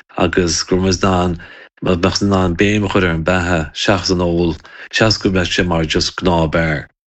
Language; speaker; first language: Irish; native; Irish